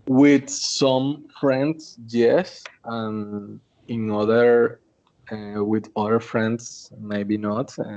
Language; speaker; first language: English; non-native, learner; Spanish